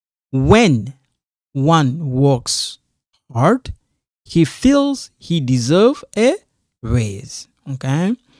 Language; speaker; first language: English; non-native, fluent; Lingala